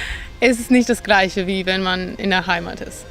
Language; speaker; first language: German; non-native, fluent; Macedonian